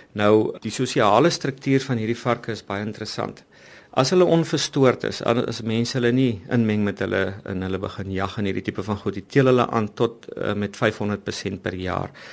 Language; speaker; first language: Afrikaans; native; Afrikaans